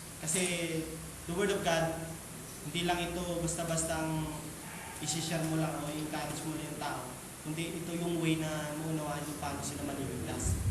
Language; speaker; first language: Filipino; non-native, local second language; Cebuano